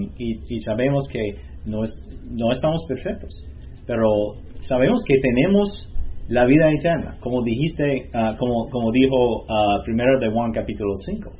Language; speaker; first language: Spanish; non-native, learner; English